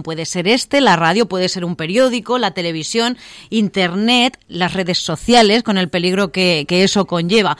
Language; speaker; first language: Spanish; native; Spanish